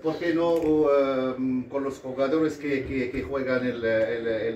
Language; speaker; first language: Spanish; non-native, learner; Arabic